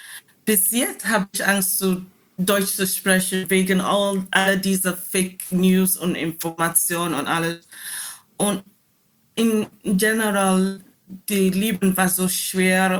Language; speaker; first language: German; non-native, learner; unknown